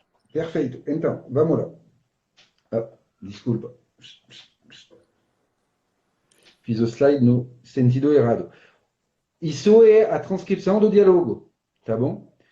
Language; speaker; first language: Portuguese; non-native, fluent; French